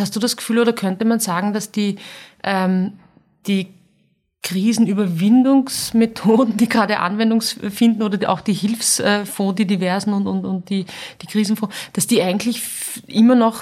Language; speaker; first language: German; native; German